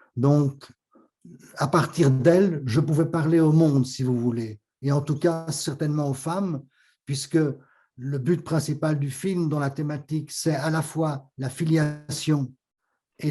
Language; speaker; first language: French; native; French